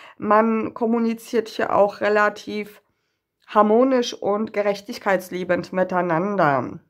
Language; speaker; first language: German; native; German